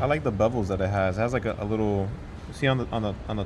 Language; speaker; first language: English; native; English